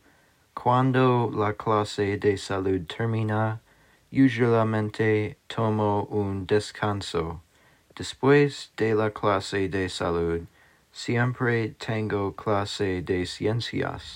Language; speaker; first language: Spanish; non-native, learner; English